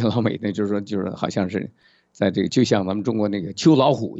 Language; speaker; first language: Chinese; native; Chinese